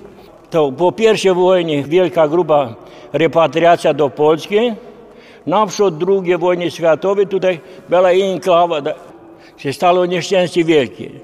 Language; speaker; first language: Polish; early bilingual, heritage; Polish